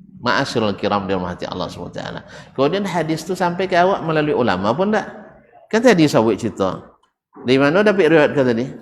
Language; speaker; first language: Malay; native; Malay